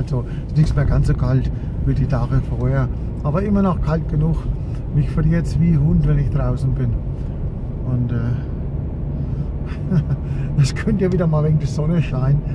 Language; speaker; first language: German; native; German